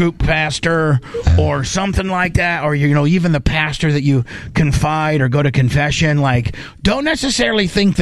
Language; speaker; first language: English; native; English